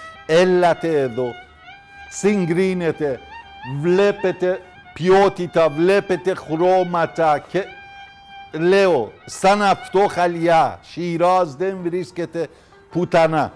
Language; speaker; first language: Greek; non-native, fluent; Persian